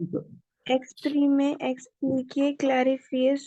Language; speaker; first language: French; non-native, learner; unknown